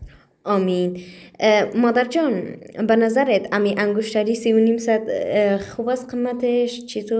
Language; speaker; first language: Persian; early bilingual, heritage; Persian